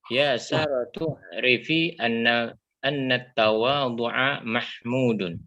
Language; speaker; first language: Arabic; non-native, learner; Indonesian